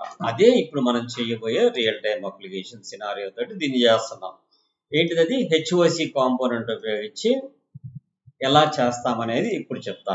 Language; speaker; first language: Telugu; native; Telugu